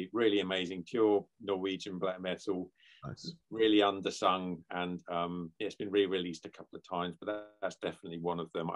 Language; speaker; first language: English; native; English